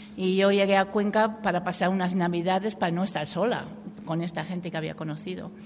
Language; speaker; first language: Spanish; non-native, fluent; English